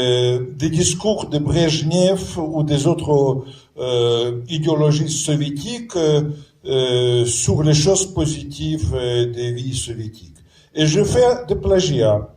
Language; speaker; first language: French; non-native, fluent; Russian